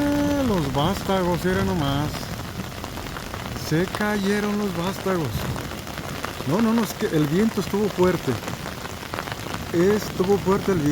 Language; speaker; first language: Spanish; native; Spanish